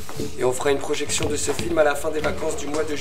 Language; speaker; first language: French; native; French